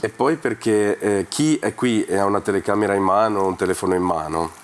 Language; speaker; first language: Italian; native; Italian